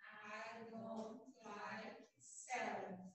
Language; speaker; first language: English; non-native, learner; Portuguese